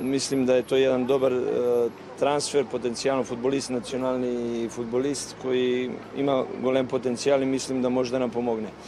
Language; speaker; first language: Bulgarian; non-native, learner; Macedonian